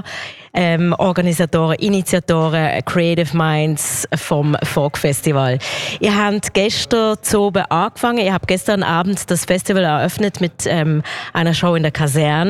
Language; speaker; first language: German; native; German